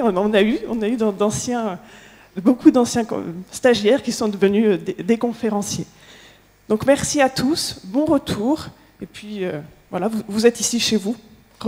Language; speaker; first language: French; native; French